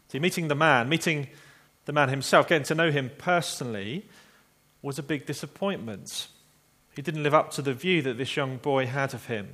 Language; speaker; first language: English; native; English